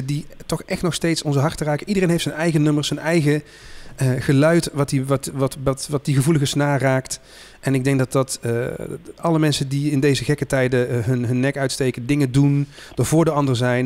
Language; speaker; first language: Dutch; native; Dutch